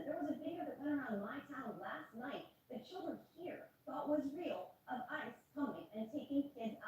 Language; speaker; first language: English; native; English